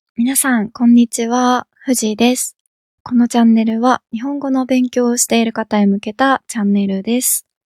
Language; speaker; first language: Japanese; native; Japanese